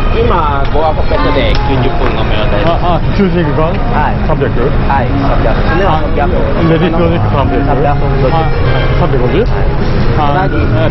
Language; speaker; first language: Japanese; non-native, learner; Filipino